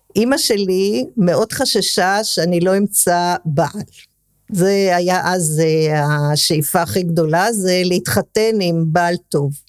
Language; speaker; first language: Hebrew; early bilingual, other home language; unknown